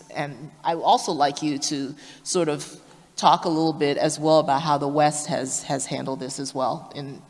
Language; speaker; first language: English; native; English